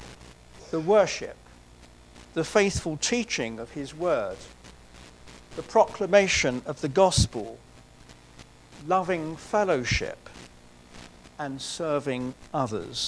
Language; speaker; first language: English; native; English